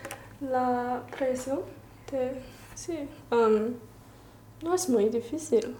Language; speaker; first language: Spanish; non-native, learner; Chinese